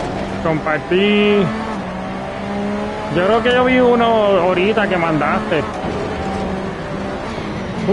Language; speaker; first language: Spanish; early bilingual, heritage; Spanish